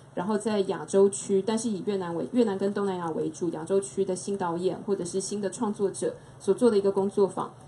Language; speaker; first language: Chinese; native; Chinese